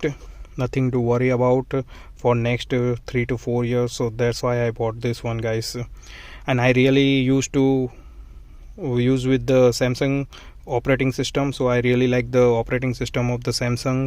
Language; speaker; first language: English; non-native, fluent; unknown